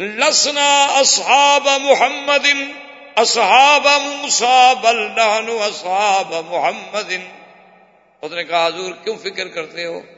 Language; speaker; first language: Urdu; native; Urdu